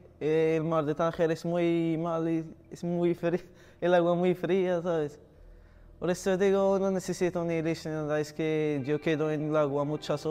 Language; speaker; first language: Spanish; non-native, learner; Arabic